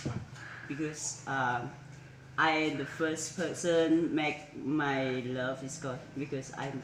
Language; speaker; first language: English; non-native, learner; Hmong